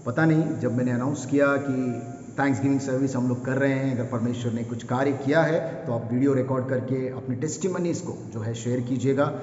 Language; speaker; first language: Hindi; non-native, local second language; Kannada